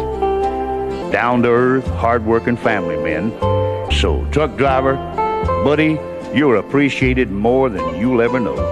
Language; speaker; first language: English; native; English